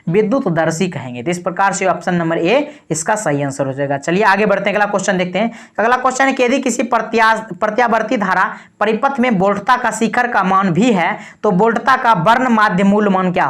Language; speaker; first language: Hindi; native; Hindi